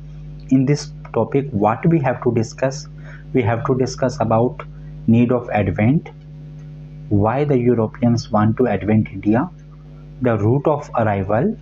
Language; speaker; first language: English; non-native, local second language; Hindi